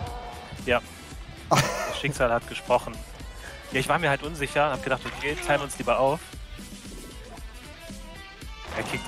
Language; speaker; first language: German; native; German